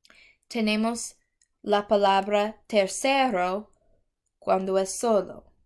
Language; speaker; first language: Spanish; non-native, fluent; English